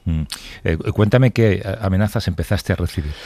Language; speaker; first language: Spanish; native; Spanish